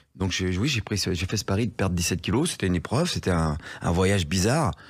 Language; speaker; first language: French; native; French